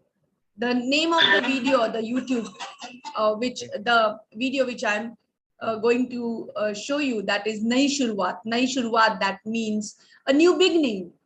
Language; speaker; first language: English; non-native, local second language; Hindi